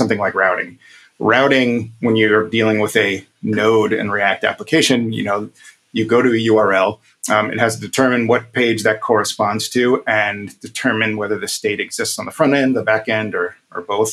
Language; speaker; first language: English; native; English